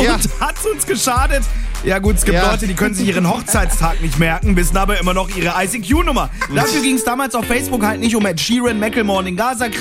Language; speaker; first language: German; native; German